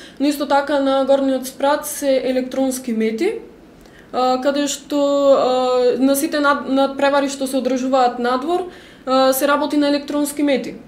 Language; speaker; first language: Macedonian; native; Macedonian